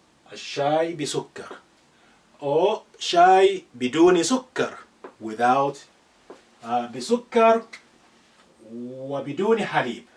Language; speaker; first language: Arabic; non-native, fluent; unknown